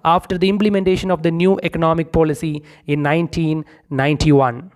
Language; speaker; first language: English; non-native, local second language; Malayalam